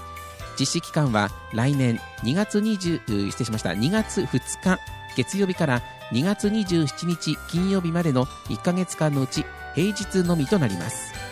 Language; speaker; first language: Japanese; native; Japanese